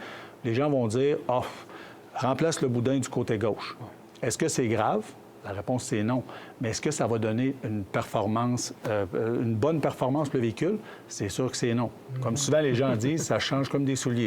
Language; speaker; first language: French; native; French